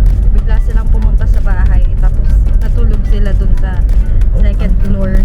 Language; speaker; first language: Filipino; native; Filipino